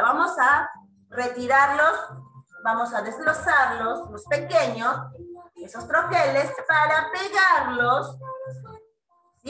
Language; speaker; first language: Spanish; native; Spanish